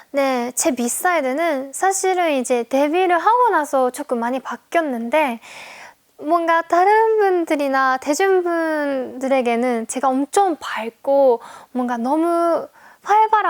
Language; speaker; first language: Korean; non-native, fluent; Japanese